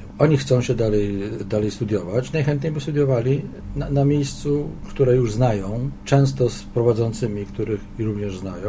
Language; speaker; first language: Polish; native; Polish